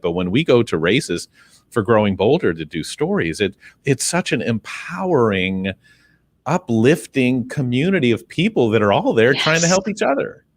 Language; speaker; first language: English; native; English